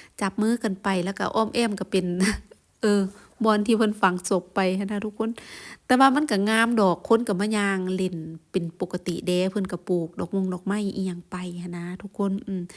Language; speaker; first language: Thai; non-native, local second language; Lao